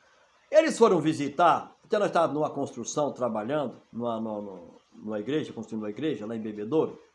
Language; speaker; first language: Portuguese; native; Portuguese